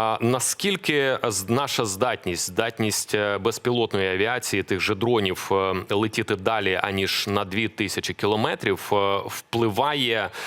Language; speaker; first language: Ukrainian; native; Ukrainian